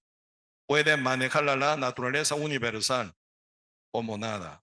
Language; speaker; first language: Spanish; non-native, learner; Korean